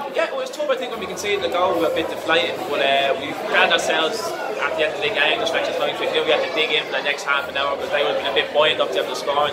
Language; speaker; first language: English; native; English